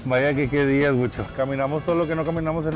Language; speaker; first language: Spanish; native; Spanish